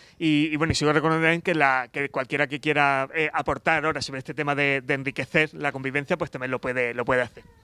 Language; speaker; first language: Spanish; native; Spanish